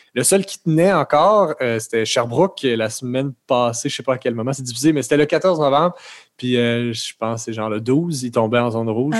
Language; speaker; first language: French; native; French